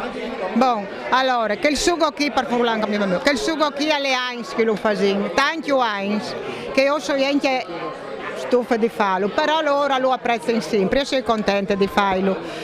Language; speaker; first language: Italian; non-native, local second language; Friulian